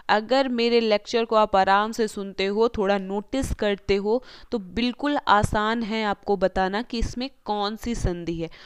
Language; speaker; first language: Hindi; native; Hindi